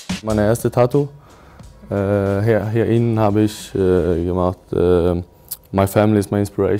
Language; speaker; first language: German; non-native, learner; Swedish